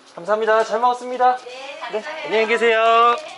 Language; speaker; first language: Korean; native; Korean